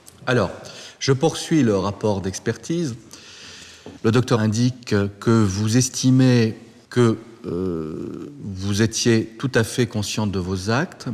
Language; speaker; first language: French; native; French